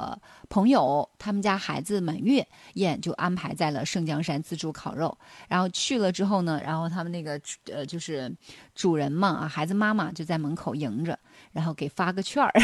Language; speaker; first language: Chinese; native; Chinese